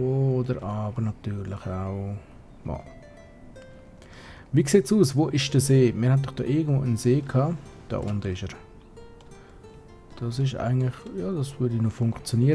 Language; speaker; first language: German; native; German